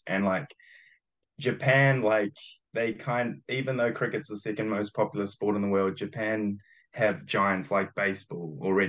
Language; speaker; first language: English; early bilingual, other home language; Japanese